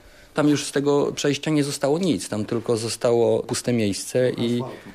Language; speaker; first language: Polish; native; Polish